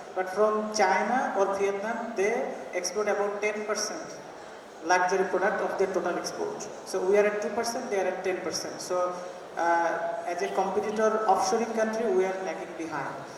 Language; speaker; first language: English; non-native, local second language; Bangla